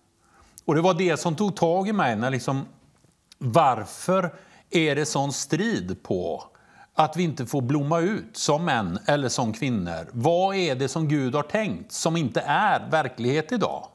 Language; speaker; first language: Swedish; native; Swedish